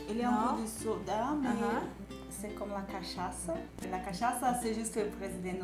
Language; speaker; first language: French; non-native, learner; Portuguese